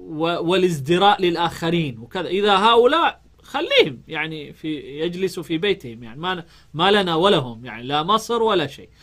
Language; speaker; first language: Arabic; non-native, fluent; Amharic